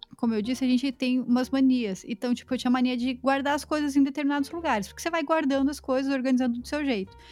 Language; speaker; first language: Portuguese; native; Portuguese